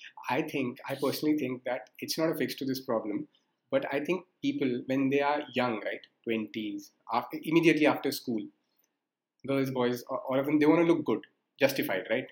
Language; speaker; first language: English; non-native, local second language; Hindi